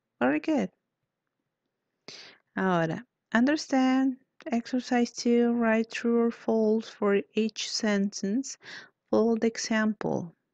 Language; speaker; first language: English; non-native, fluent; Spanish